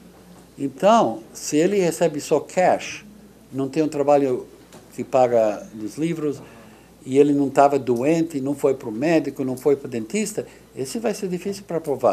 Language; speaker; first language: Portuguese; non-native, fluent; English